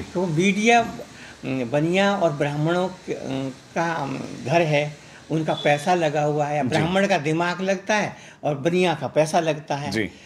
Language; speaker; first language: Hindi; native; Hindi